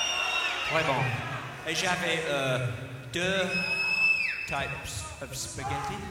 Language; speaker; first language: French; non-native, learner; English